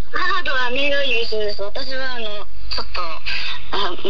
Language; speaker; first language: Japanese; non-native, fluent; Chinese